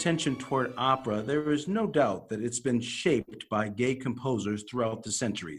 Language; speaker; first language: English; native; English